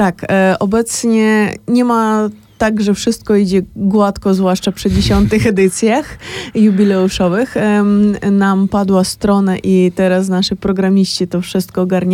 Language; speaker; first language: Polish; non-native, fluent; Ukrainian